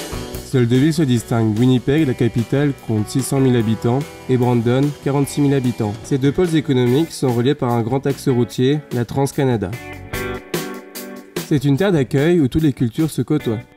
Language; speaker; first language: French; native; French